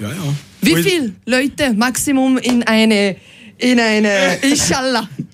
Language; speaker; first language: German; non-native, local second language; French